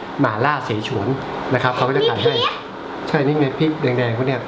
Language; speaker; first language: Thai; native; Thai